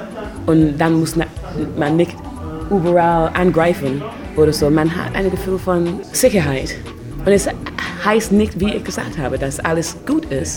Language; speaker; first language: Dutch; non-native, learner; German